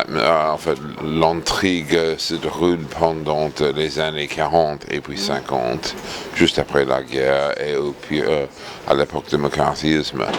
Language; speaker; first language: French; non-native, fluent; English